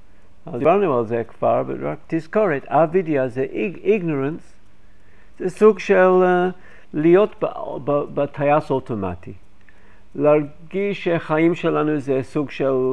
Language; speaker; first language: Hebrew; non-native, fluent; English